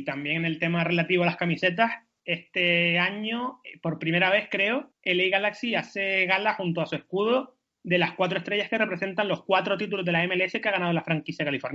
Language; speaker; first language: Spanish; native; Spanish